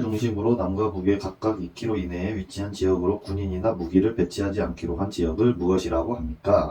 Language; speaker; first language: Korean; native; Korean